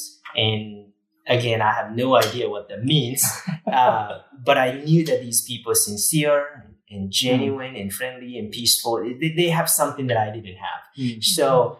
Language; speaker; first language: English; non-native, fluent; Japanese